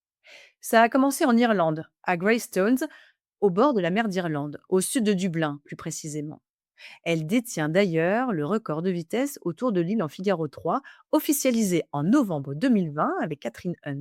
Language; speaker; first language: French; native; French